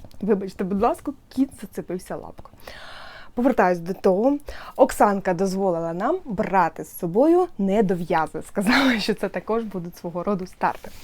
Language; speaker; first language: Ukrainian; non-native, local second language; Russian